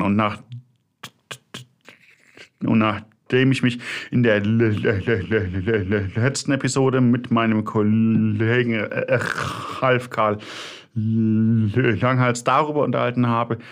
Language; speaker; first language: German; native; German